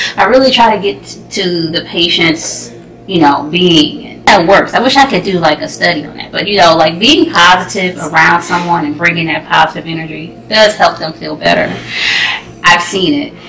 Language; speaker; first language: English; native; English